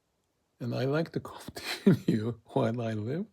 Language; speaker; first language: English; non-native, fluent; Japanese